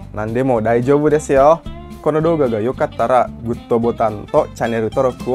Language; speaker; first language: Japanese; non-native, fluent; Indonesian